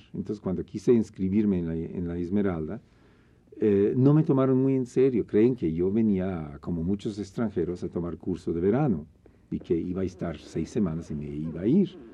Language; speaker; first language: Spanish; non-native, fluent; English